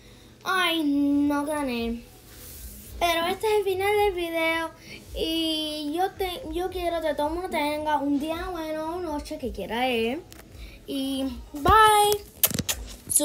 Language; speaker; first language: Spanish; early bilingual, heritage; Spanish